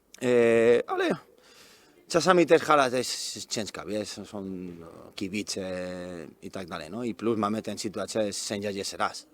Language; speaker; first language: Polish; non-native, learner; Spanish